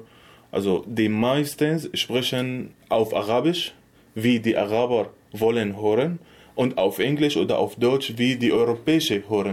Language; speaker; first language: German; non-native, learner; Arabic